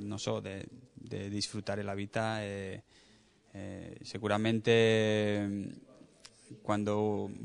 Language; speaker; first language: Italian; non-native, learner; Spanish